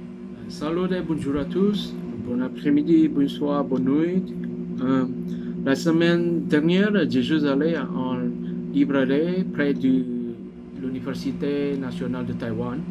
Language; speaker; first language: French; non-native, learner; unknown